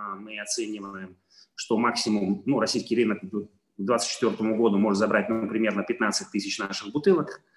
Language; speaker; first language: Russian; non-native, fluent; Italian